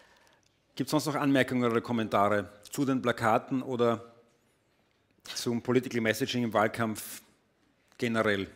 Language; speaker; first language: German; native; German